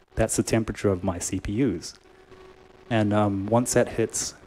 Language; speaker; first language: English; native; English